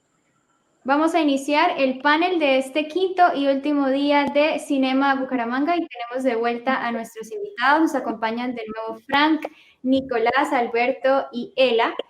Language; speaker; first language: Spanish; native; Spanish